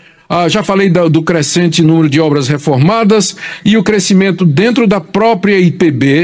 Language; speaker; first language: Portuguese; native; Portuguese